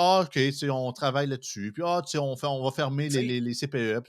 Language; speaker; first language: French; native; French